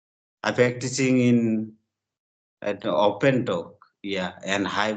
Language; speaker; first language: English; non-native, learner; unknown